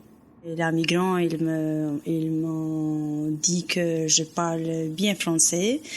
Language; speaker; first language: French; non-native, learner; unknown